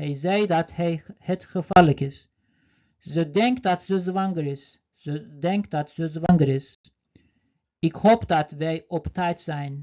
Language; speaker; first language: Dutch; non-native, learner; Turkish